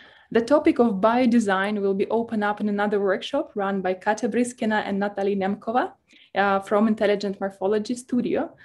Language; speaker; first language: English; non-native, fluent; Russian